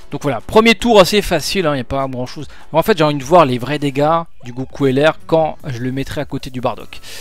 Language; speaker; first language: French; native; French